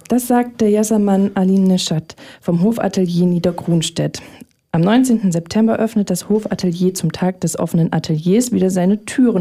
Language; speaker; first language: German; native; German